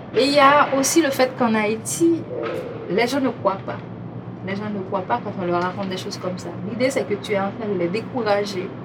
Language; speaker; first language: French; non-native, local second language; Haitian Creole